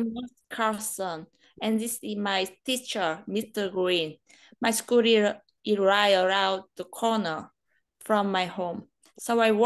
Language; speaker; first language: English; non-native, learner; Vietnamese